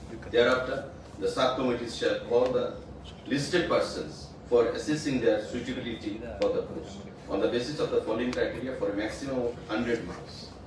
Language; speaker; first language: English; non-native, local second language; Bangla